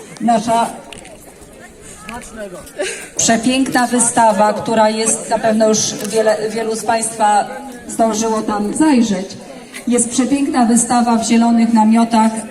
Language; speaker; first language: Polish; native; Polish